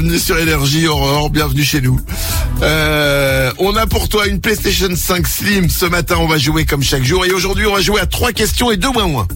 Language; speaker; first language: French; native; French